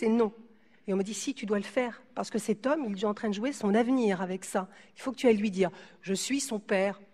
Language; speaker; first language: French; native; French